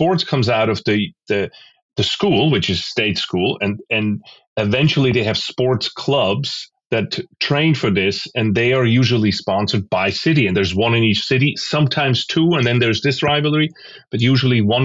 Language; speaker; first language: English; non-native, fluent; Swiss German